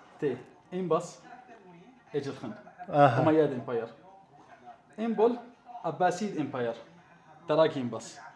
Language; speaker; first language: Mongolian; non-native, learner; Arabic